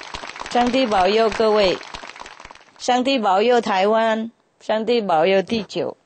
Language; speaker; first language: Chinese; non-native, fluent; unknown